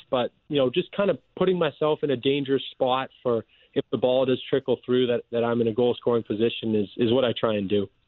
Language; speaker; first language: English; native; English